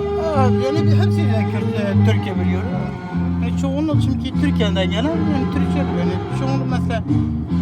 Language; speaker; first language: Turkish; non-native, local second language; Kurdish